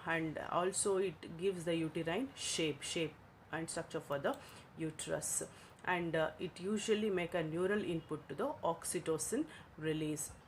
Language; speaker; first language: English; non-native, local second language; Kannada